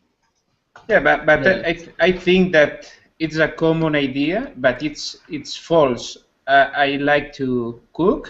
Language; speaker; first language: English; non-native, learner; Spanish